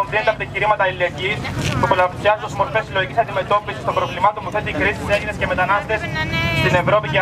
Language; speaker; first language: Greek; native; Greek